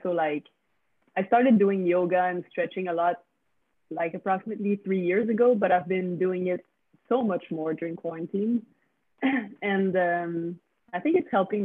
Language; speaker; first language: English; non-native, fluent; French